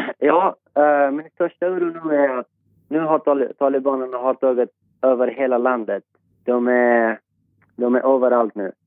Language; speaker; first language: Swedish; non-native, fluent; Persian